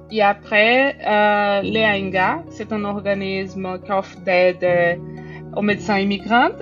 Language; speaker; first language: French; non-native, fluent; Portuguese